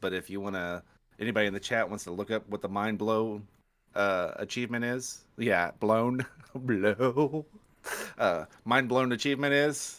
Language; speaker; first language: English; native; English